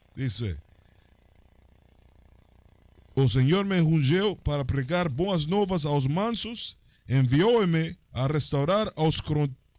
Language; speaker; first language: Portuguese; non-native, learner; Spanish